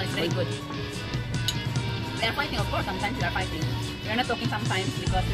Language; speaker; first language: English; non-native, learner; Filipino